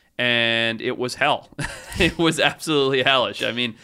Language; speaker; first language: English; native; English